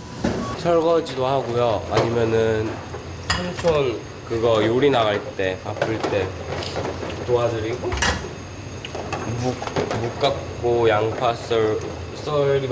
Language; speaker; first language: Korean; early bilingual, other home language; Urdu